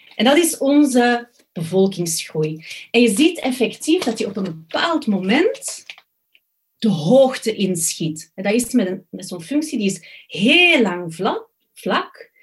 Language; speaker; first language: Dutch; native; Dutch